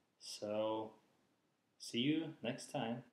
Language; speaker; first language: English; non-native, fluent; Russian